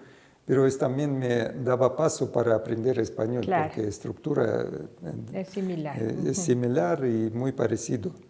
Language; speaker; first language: Spanish; non-native, fluent; Russian